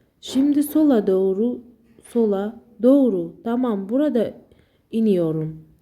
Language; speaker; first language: Turkish; non-native, learner; Uzbek